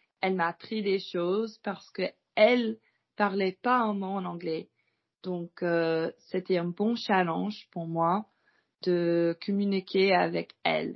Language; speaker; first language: French; non-native, fluent; English